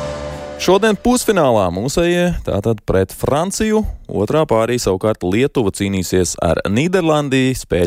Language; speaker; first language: Latvian; native; Latvian